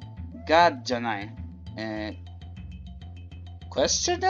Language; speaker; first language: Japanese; non-native, learner; English